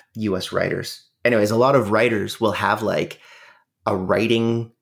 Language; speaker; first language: English; native; English